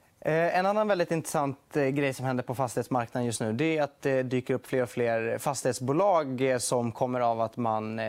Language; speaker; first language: Swedish; native; Swedish